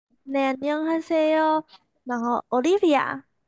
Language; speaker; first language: Korean; non-native, fluent; Chinese